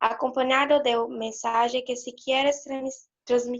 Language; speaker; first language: Portuguese; native; Portuguese